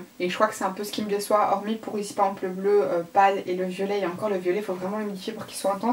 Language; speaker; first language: French; native; French